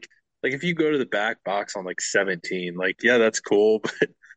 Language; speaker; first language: English; native; English